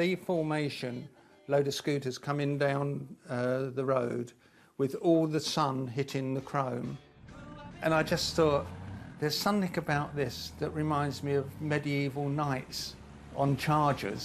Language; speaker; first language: English; native; English